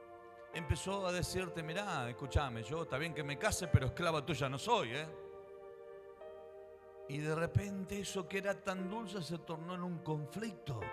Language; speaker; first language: Spanish; native; Spanish